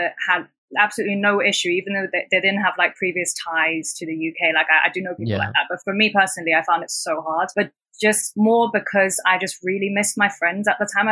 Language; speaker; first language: English; non-native, local second language; Cantonese